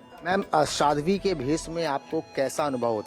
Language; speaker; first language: Hindi; native; Hindi